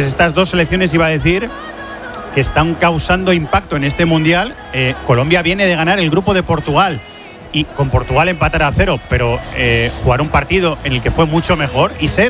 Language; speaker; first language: Spanish; native; Spanish